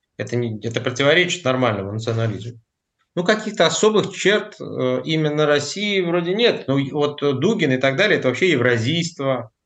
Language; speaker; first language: Russian; native; Russian